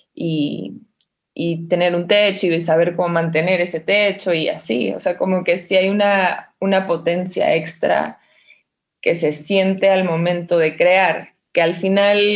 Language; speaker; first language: Spanish; native; Spanish